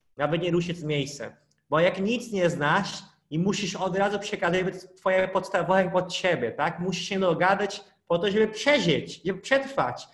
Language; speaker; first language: Polish; non-native, fluent; Portuguese